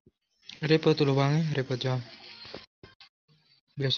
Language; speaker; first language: Indonesian; native; Indonesian